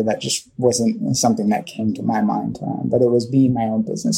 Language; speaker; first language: English; native; English